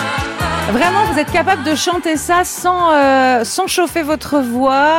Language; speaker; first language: French; native; French